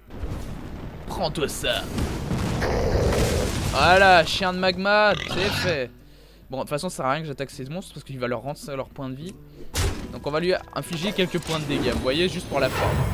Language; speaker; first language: French; native; French